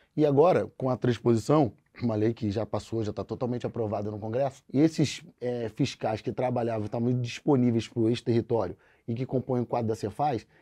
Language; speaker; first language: Portuguese; native; Portuguese